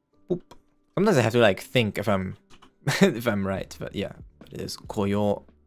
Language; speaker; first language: English; non-native, fluent; Swiss German